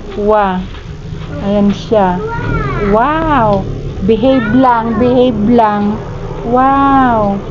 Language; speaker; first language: Filipino; native; Filipino